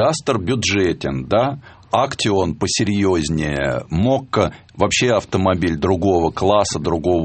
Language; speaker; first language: Russian; native; Russian